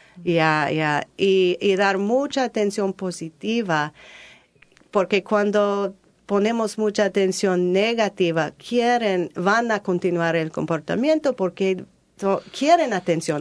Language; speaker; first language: Spanish; non-native, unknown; English